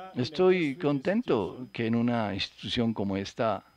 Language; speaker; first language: Spanish; non-native, fluent; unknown